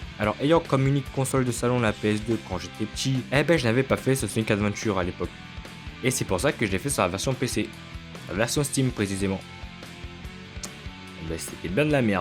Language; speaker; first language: French; native; French